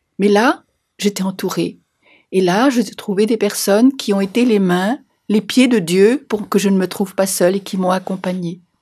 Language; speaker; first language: French; native; French